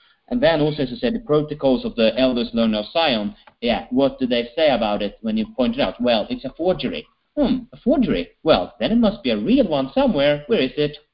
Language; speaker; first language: English; non-native, fluent; Swedish